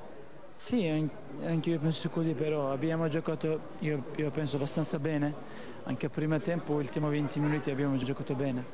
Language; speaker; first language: Italian; non-native, fluent; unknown